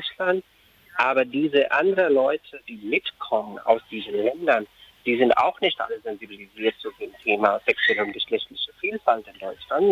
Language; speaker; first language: German; non-native, fluent; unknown